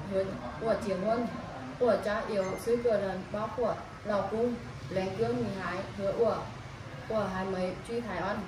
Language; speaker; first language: Chinese; non-native, learner; Vietnamese